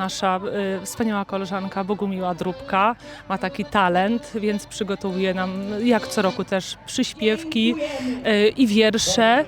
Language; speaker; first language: Polish; native; Polish